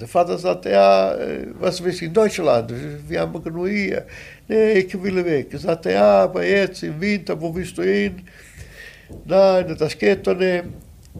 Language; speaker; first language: German; non-native, fluent; Italian